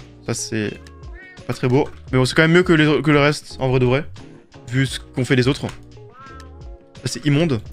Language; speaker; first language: French; native; French